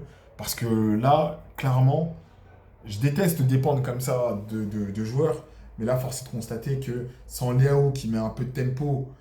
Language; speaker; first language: French; native; French